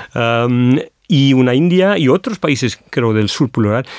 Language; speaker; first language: Spanish; non-native, fluent; English